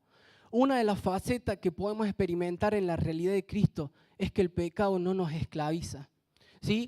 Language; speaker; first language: Spanish; native; Spanish